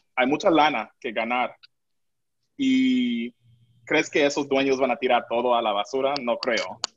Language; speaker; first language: Spanish; non-native, local second language; English